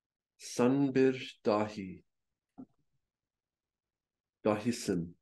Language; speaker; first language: Turkish; non-native, learner; English